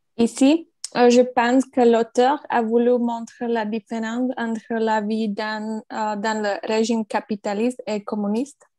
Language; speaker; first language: French; non-native, learner; Slovak